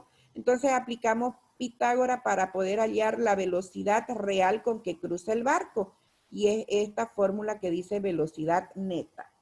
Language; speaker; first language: Spanish; native; Spanish